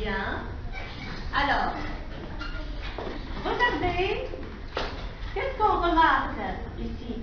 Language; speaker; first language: French; non-native, local second language; Arabic